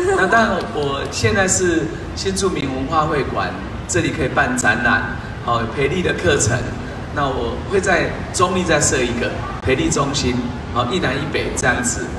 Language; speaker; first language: Chinese; native; Chinese